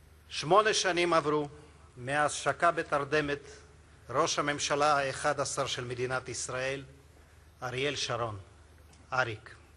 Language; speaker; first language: Hebrew; non-native, fluent; Russian